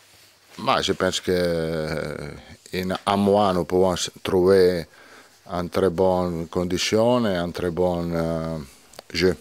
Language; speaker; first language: French; non-native, learner; Italian